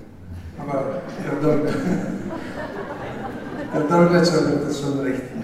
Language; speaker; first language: German; non-native, fluent; Russian